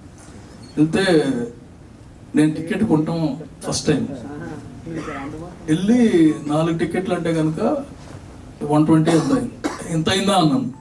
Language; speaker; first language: Telugu; native; Telugu